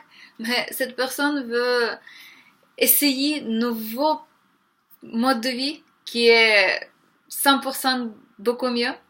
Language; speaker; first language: French; non-native, learner; Ukrainian